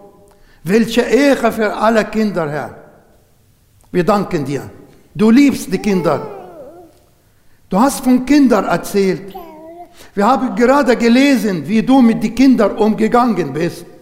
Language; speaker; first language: German; non-native, learner; Arabic